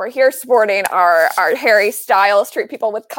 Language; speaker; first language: English; native; English